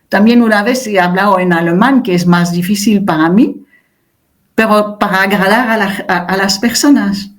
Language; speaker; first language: Spanish; non-native, fluent; French